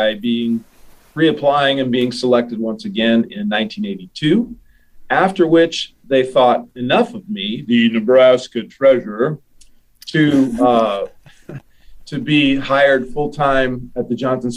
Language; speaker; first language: English; native; English